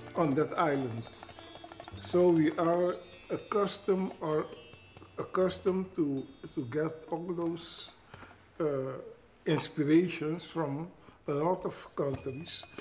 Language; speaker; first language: English; non-native, learner; Papiamento